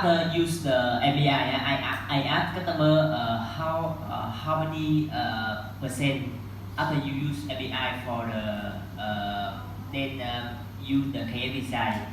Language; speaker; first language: English; non-native, learner; Vietnamese